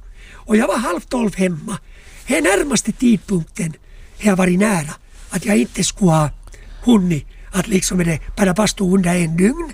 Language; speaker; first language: Swedish; non-native, local second language; Finnish